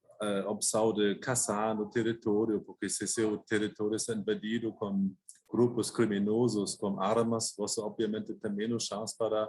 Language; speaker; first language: Portuguese; non-native, fluent; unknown